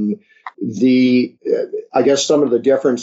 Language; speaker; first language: English; native; English